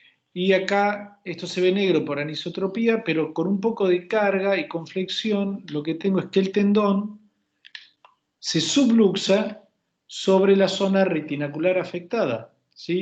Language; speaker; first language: Spanish; native; Spanish